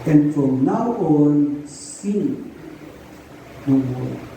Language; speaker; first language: English; non-native, local second language; Filipino